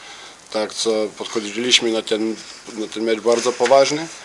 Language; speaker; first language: Polish; non-native, learner; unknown